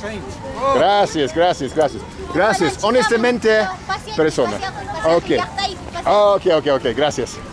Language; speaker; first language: Spanish; non-native, learner; English